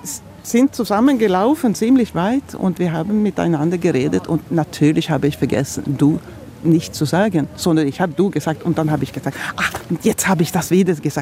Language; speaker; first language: German; non-native, fluent; Swedish